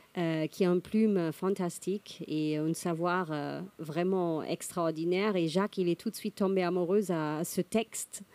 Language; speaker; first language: French; non-native, fluent; German